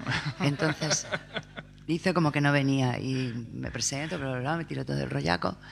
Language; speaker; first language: Spanish; native; Spanish